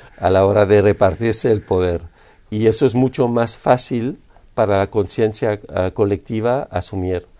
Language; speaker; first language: Spanish; non-native, fluent; French